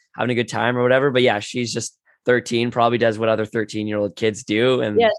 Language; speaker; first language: English; native; English